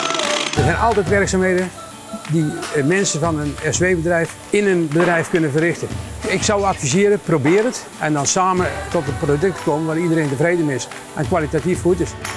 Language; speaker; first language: Dutch; native; Dutch